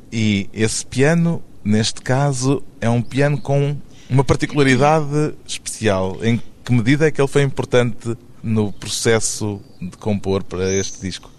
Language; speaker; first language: Portuguese; native; Portuguese